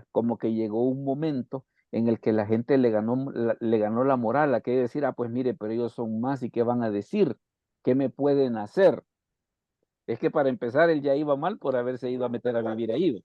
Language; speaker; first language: Spanish; native; Spanish